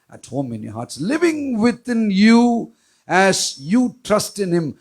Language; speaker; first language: English; non-native, local second language; Tamil